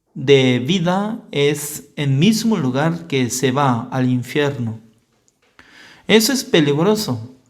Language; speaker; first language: Spanish; non-native, learner; Korean